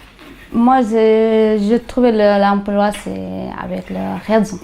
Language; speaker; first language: French; non-native, learner; Tigrinya